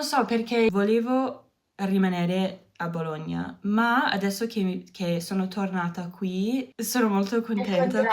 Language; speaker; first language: Italian; non-native, learner; English